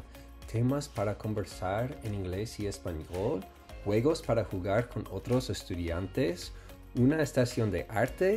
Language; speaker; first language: Spanish; non-native, fluent; English